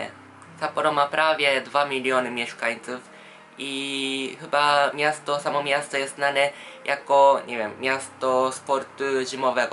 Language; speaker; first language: Polish; non-native, fluent; Japanese